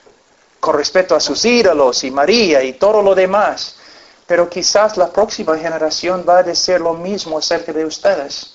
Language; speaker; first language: Spanish; non-native, fluent; English